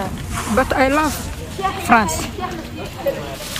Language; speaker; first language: English; non-native, learner; Somali